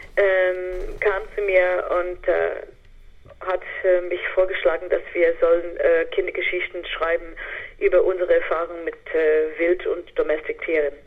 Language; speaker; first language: German; non-native, fluent; English